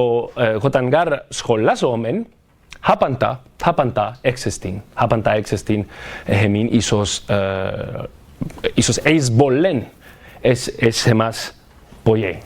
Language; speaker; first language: Greek; non-native, fluent; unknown